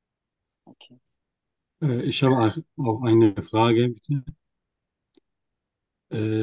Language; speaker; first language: German; non-native, learner; Turkish